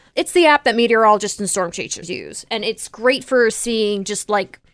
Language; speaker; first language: English; native; English